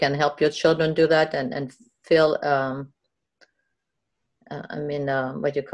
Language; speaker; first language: English; non-native, fluent; French